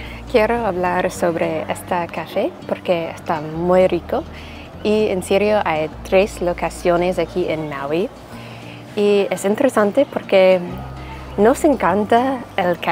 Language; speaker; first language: Spanish; non-native, learner; English